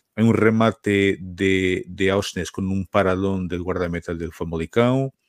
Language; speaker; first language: Spanish; non-native, fluent; Portuguese